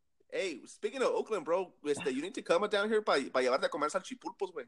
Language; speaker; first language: English; early bilingual, other home language; Spanish